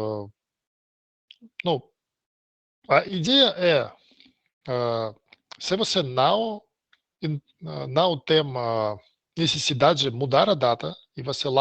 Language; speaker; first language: Portuguese; non-native, learner; Russian